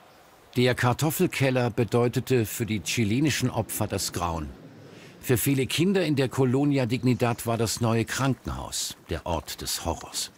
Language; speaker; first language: German; native; German